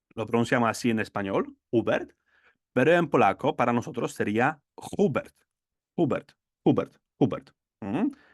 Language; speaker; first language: Spanish; non-native, fluent; Polish